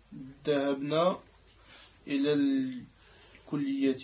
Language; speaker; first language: Arabic; non-native, learner; French